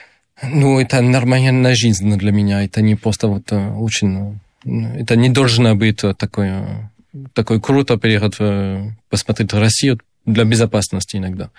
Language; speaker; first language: Russian; non-native, learner; French